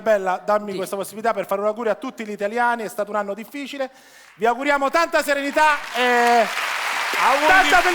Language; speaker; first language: Italian; native; Italian